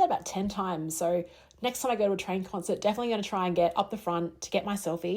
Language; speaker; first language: English; native; English